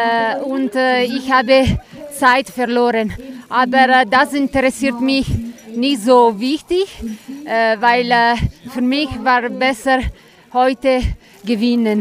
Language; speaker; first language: German; non-native, learner; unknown